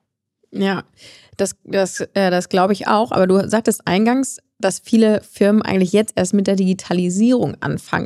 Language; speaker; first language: German; native; German